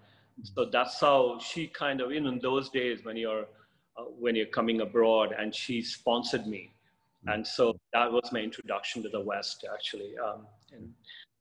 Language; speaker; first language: English; non-native, local second language; Bangla